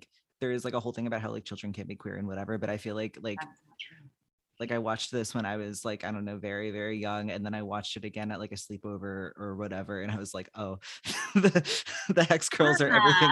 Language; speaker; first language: English; native; English